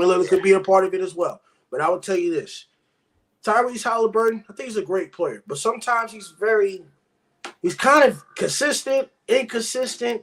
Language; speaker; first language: English; native; English